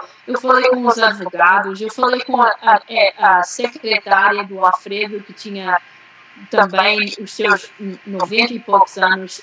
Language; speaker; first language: Portuguese; early bilingual, heritage; Portuguese